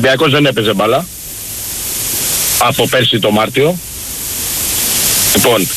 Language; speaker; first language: Greek; native; Greek